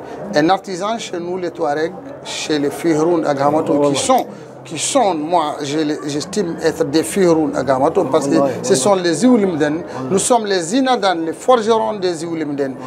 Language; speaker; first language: French; non-native, local second language; Tamasheq